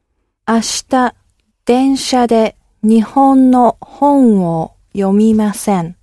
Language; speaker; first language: Japanese; non-native, learner; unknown